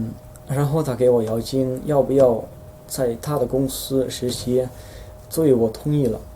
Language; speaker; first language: Chinese; non-native, fluent; Dutch